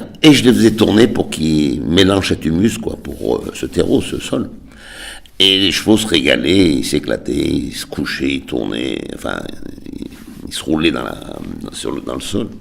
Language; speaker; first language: French; native; French